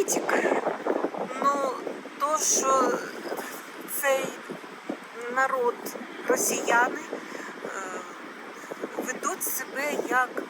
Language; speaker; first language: Ukrainian; non-native, local second language; Russian